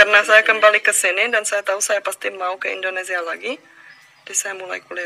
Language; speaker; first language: Indonesian; non-native, fluent; Czech